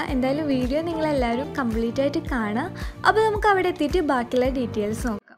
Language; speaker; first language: Malayalam; native; Malayalam